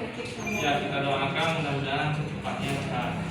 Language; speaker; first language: Indonesian; native; Indonesian